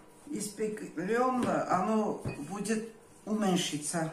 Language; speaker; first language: Russian; non-native, local second language; Armenian